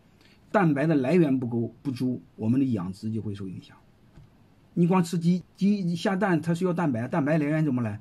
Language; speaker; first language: Chinese; native; Chinese